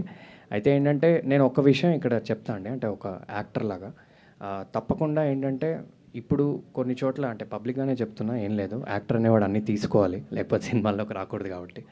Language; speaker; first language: Telugu; native; Telugu